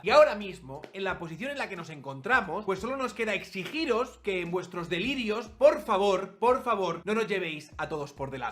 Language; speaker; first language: Spanish; native; Spanish